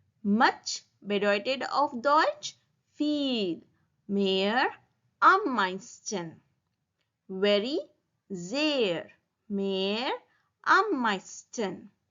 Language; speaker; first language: German; non-native, learner; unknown